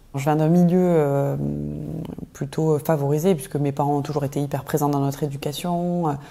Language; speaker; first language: French; native; French